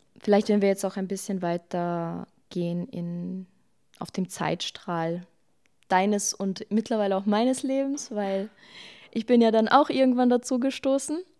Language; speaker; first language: German; early bilingual, other home language; Bosnian